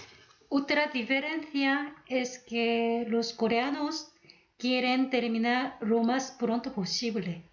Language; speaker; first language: Spanish; non-native, fluent; Korean